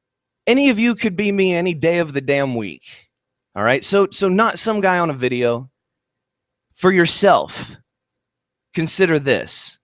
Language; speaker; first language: English; native; English